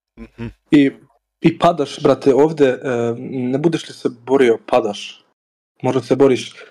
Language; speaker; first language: Serbian; native; Serbian